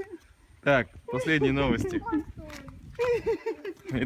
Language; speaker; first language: Russian; native; Russian